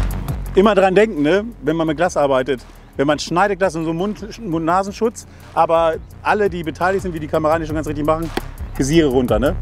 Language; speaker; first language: German; native; German